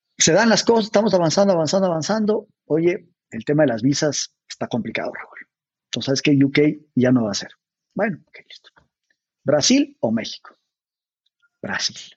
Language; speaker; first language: Spanish; native; Spanish